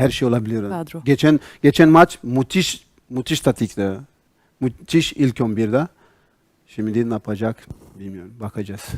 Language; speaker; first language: Turkish; non-native, learner; Portuguese